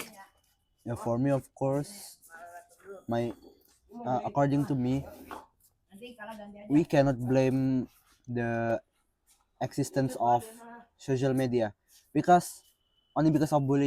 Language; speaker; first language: English; non-native, fluent; Indonesian